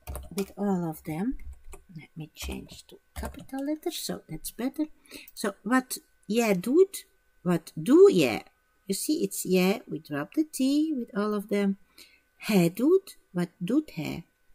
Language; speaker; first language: English; non-native, fluent; Dutch